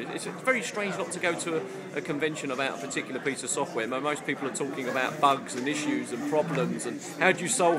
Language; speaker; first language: English; native; English